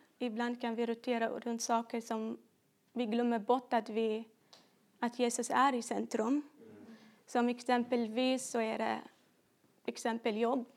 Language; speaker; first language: Swedish; non-native, fluent; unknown